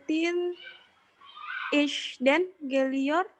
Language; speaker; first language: Turkish; non-native, learner; Indonesian